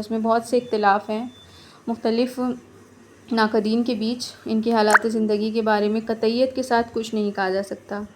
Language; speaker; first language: Urdu; native; Urdu